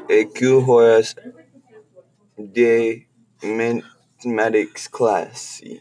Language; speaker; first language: Spanish; non-native, learner; English